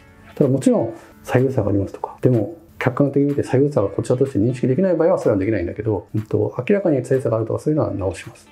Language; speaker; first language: Japanese; native; Japanese